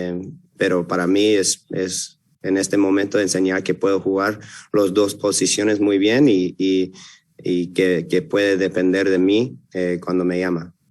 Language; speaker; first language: Spanish; early bilingual, heritage; Spanish